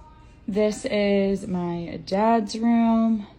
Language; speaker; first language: English; native; English